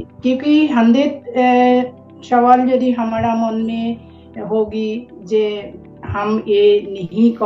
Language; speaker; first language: Hindi; non-native, local second language; Assamese